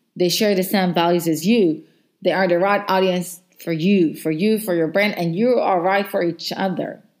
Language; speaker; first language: English; non-native, fluent; Hebrew